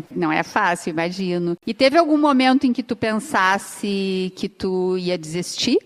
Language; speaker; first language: Portuguese; native; Portuguese